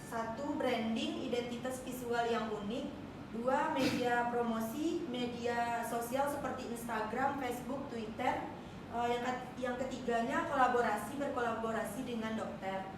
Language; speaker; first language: Indonesian; native; Indonesian